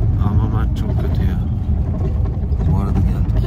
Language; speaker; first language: Turkish; native; Turkish